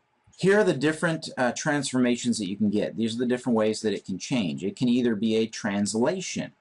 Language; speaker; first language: English; native; English